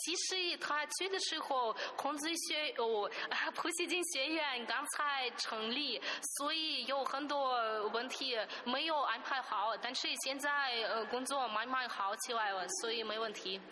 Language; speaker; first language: Chinese; non-native, fluent; Russian